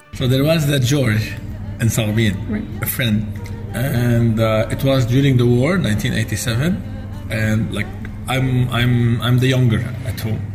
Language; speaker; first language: English; non-native, fluent; Arabic